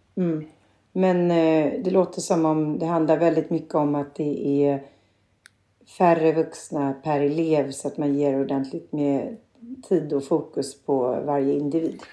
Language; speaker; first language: Swedish; native; Swedish